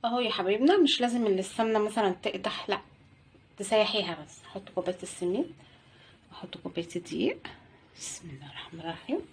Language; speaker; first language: Arabic; native; Arabic